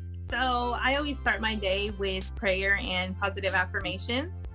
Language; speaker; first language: English; early bilingual, other home language; Spanish